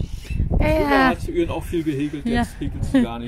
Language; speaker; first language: German; native; German